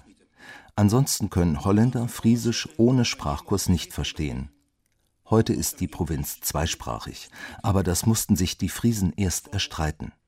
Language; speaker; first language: German; native; German